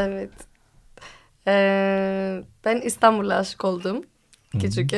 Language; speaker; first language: Turkish; non-native, fluent; Greek